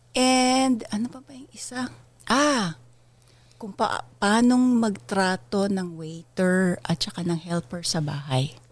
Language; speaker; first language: Filipino; native; Filipino